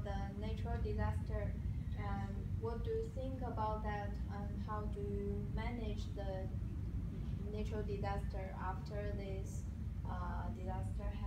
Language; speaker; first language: English; non-native, learner; Chinese